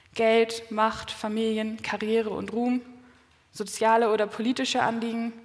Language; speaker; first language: German; native; German